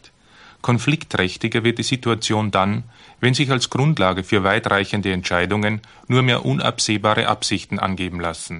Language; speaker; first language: German; native; German